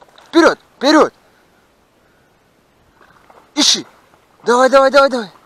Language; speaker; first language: Russian; native; Russian